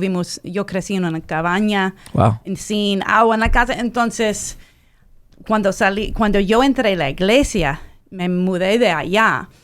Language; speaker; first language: Spanish; non-native, fluent; English